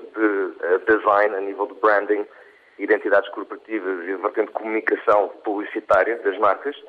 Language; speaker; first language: Portuguese; non-native, fluent; English